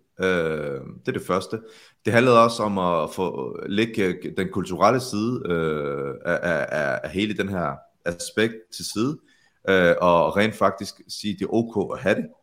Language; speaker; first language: Danish; early bilingual, other home language; Arabic